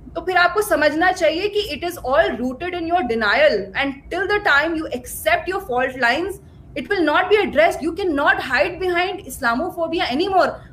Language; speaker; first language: Hindi; native; Hindi